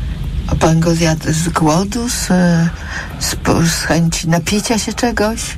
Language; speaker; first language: Polish; native; Polish